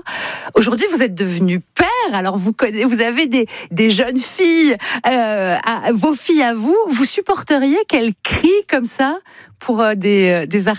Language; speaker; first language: French; native; French